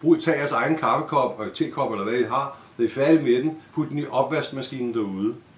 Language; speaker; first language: Danish; native; Danish